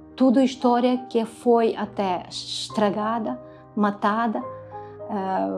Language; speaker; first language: Portuguese; non-native, learner; Ukrainian